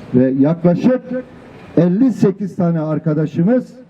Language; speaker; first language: Turkish; non-native, local second language; Kurdish